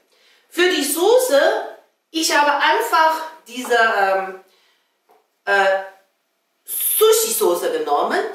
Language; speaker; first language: German; non-native, fluent; Chinese